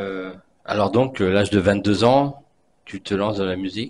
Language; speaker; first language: French; native; French